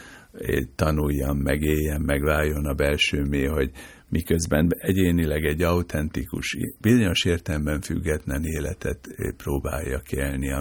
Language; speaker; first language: Hungarian; native; Hungarian